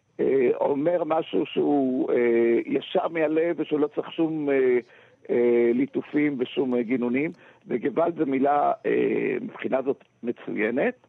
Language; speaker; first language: Hebrew; native; Hebrew